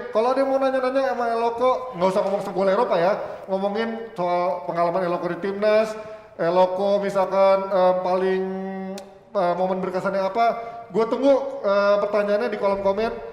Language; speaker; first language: Indonesian; native; Indonesian